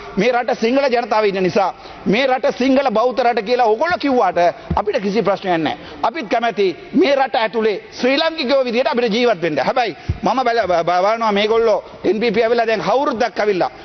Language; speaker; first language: Sinhala; non-native, local second language; Tamil